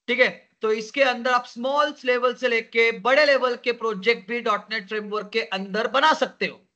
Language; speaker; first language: Hindi; non-native, local second language; Marathi